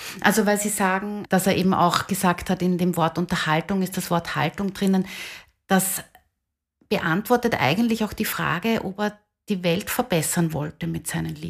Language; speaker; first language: German; native; German